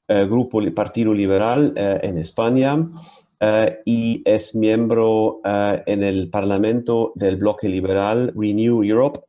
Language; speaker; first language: Spanish; non-native, fluent; German